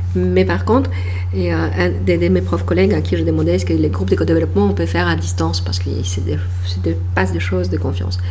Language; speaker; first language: French; non-native, fluent; Polish